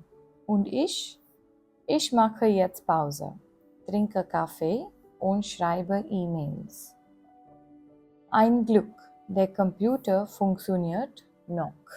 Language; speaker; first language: German; non-native, fluent; Gujarati